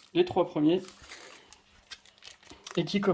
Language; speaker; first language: French; native; French